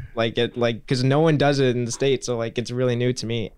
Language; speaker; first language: English; native; English